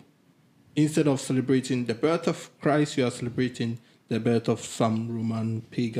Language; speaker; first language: English; non-native, local second language; Akan